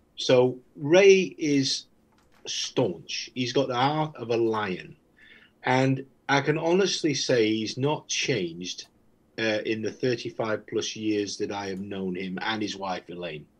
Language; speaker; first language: English; native; English